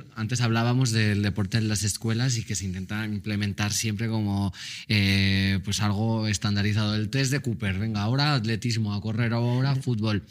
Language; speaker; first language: Spanish; native; Spanish